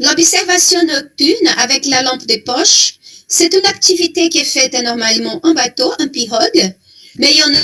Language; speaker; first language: French; non-native, fluent; Portuguese